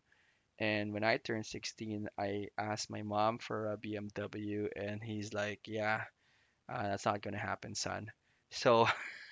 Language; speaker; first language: English; non-native, local second language; Filipino